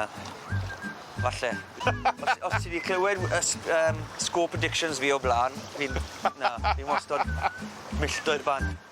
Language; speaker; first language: Welsh; native; Welsh